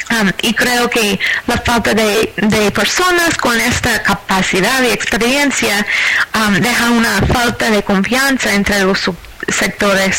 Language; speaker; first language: Spanish; non-native, fluent; English